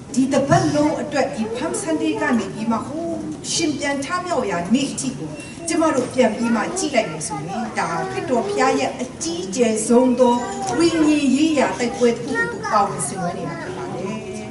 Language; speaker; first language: Burmese; non-native, local second language; Kachin